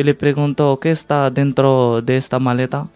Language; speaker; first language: Spanish; non-native, learner; Arabic